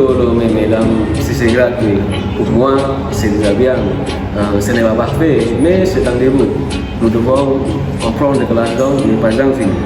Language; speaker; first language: French; non-native, learner; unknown